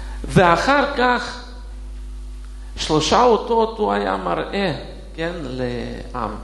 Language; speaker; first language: Hebrew; non-native, fluent; Russian